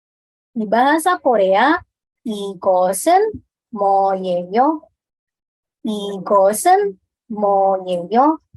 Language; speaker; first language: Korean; non-native, fluent; Indonesian